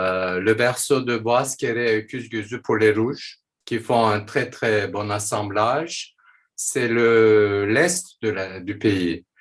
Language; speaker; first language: French; non-native, fluent; Turkish